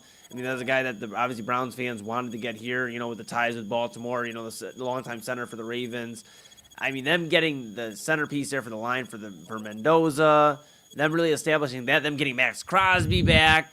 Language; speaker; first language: English; native; English